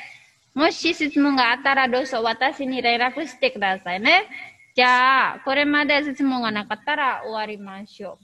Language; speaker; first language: Japanese; non-native, fluent; Indonesian